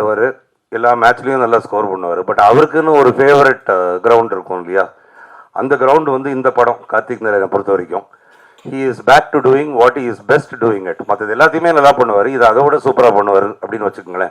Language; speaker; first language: Tamil; native; Tamil